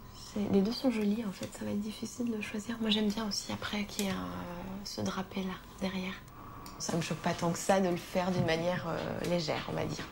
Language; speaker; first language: French; native; French